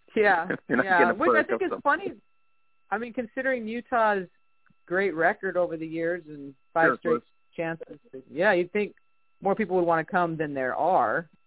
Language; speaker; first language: English; native; English